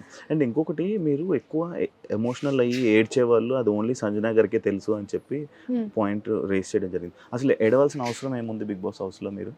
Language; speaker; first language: Telugu; native; Telugu